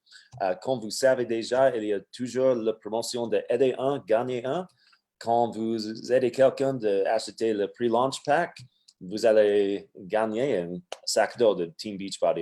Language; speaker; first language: French; non-native, fluent; English